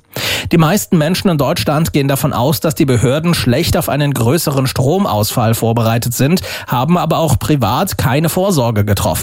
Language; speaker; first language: German; native; German